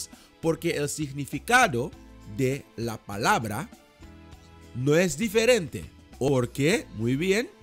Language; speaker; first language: Spanish; non-native, fluent; Dutch